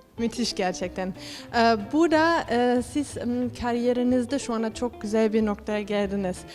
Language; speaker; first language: Turkish; early bilingual, heritage; Turkish